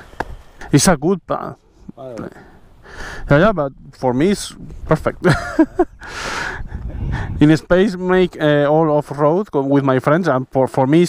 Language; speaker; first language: English; non-native, learner; Spanish